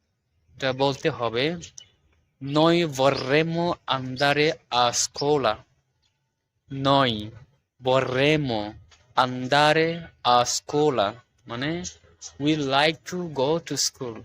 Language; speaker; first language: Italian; non-native, fluent; Bangla